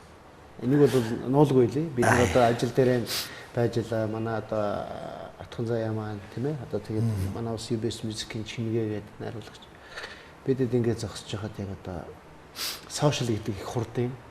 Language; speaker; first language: Mongolian; native; Mongolian